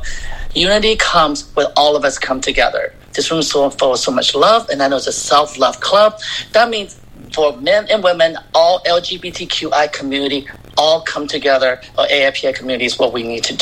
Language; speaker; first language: English; native; English